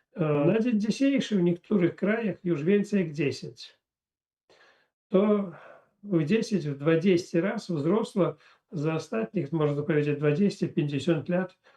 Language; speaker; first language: Polish; non-native, fluent; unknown